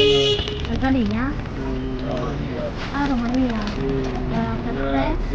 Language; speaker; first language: Italian; non-native, fluent; Filipino